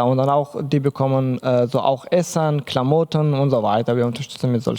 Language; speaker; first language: German; non-native, learner; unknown